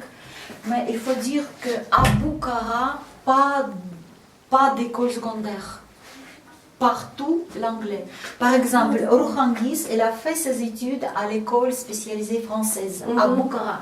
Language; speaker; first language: French; non-native, fluent; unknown